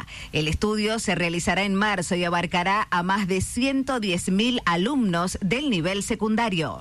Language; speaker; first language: Spanish; native; Spanish